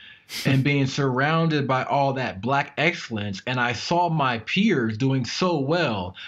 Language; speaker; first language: English; native; English